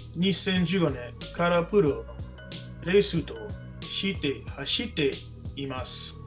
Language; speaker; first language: Japanese; non-native, learner; English